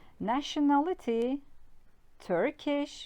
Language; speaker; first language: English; non-native, learner; Turkish